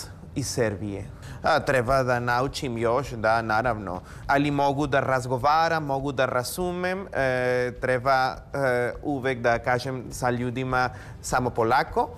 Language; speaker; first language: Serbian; non-native, learner; Spanish